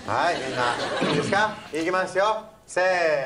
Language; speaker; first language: Japanese; native; Japanese